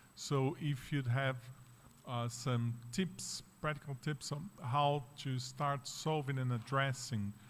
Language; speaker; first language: English; non-native, fluent; Portuguese